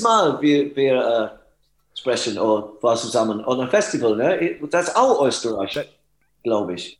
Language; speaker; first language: German; non-native, learner; English